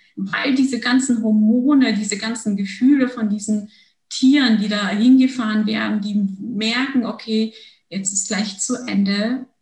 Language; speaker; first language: German; early bilingual, other home language; Turkish